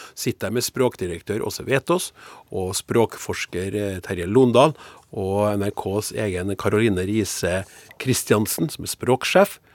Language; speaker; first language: Norwegian; native; Norwegian